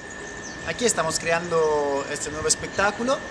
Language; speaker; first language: Spanish; non-native, learner; Italian